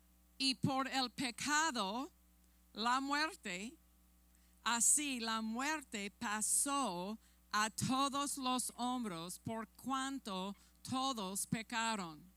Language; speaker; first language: Spanish; non-native, fluent; English